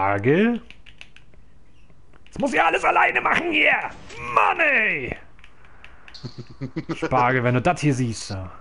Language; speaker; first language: German; native; German